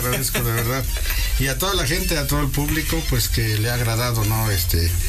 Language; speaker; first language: Spanish; native; Spanish